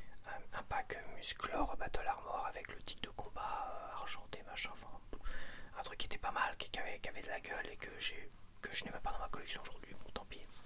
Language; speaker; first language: French; native; French